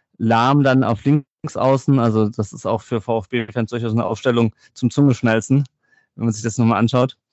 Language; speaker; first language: German; native; German